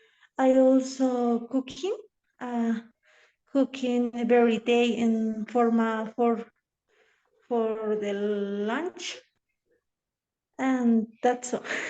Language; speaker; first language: English; non-native, learner; Spanish